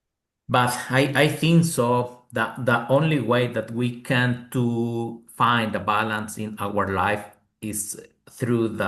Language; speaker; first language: English; non-native, learner; Spanish